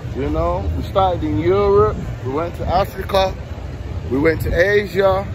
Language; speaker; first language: English; native; English